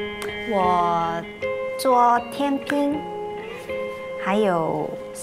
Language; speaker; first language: Chinese; non-native, fluent; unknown